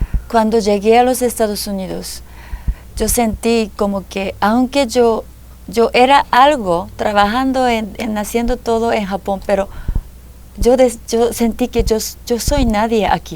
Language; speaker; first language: Spanish; non-native, fluent; Japanese